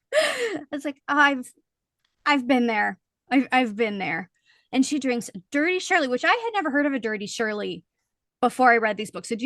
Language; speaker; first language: English; native; English